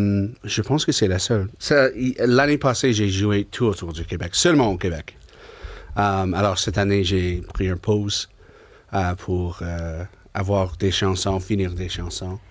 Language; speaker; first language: French; non-native, local second language; English